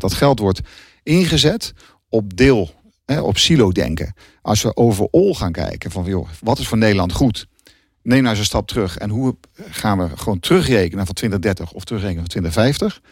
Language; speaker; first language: Dutch; native; Dutch